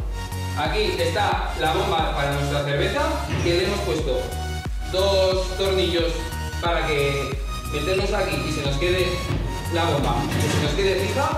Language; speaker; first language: Spanish; native; Spanish